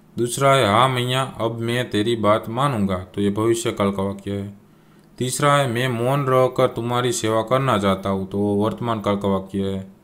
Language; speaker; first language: Hindi; non-native, local second language; Gujarati